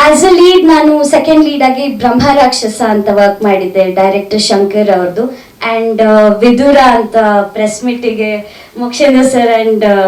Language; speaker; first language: Kannada; native; Kannada